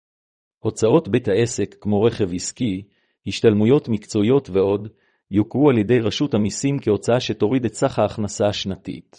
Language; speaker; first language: Hebrew; native; Hebrew